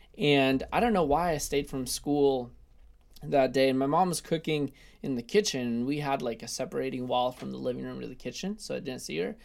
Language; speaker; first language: English; early bilingual, other home language; Russian